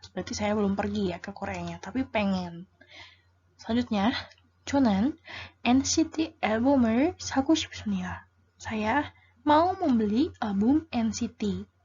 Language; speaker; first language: Indonesian; native; Indonesian